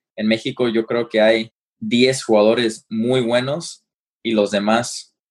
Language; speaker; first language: Spanish; early bilingual, heritage; Spanish